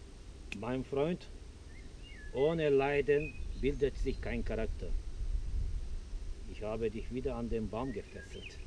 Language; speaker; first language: German; non-native, fluent; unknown